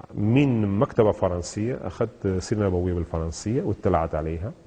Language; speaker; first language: Arabic; non-native, fluent; Spanish